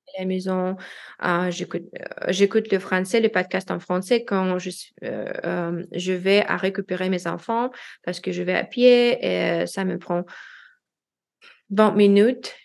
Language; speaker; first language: French; non-native, learner; Russian